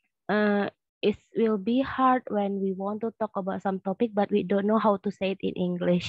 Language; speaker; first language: English; non-native, learner; Indonesian